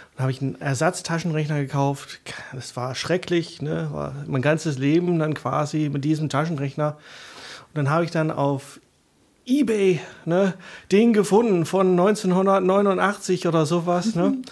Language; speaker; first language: German; non-native, fluent; English